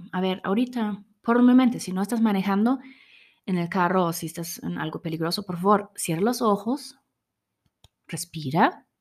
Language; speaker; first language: Spanish; non-native, fluent; German